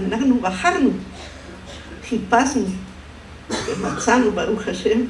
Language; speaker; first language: Hebrew; non-native, fluent; Spanish